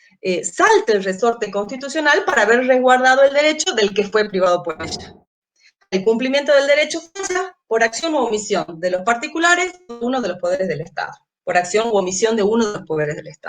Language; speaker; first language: Spanish; native; Spanish